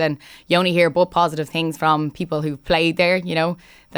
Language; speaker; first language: English; native; English